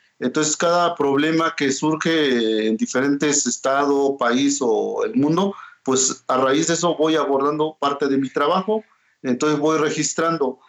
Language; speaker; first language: Spanish; non-native, local second language; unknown